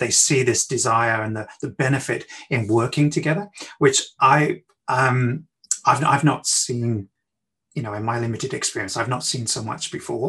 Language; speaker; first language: English; native; English